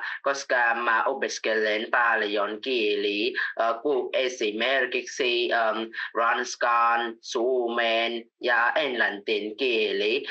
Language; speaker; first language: Finnish; non-native, learner; Vietnamese